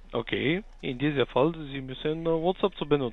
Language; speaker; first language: German; non-native, learner; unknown